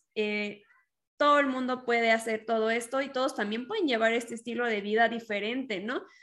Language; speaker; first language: Spanish; native; Spanish